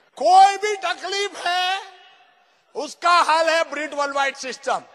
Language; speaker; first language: Hindi; non-native, local second language; Gujarati